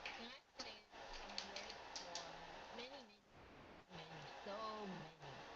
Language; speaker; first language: English; non-native, learner; Chinese